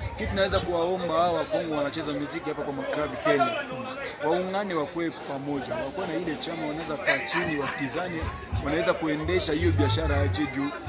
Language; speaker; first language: Swahili; non-native, local second language; Lingala